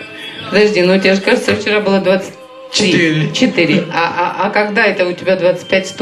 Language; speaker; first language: Russian; native; Russian